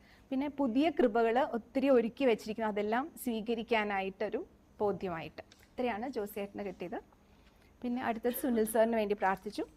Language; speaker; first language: Malayalam; native; Malayalam